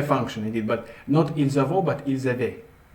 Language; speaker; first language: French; non-native, learner; Russian